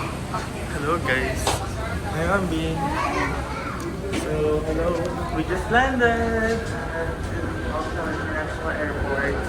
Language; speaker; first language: English; non-native, local second language; Filipino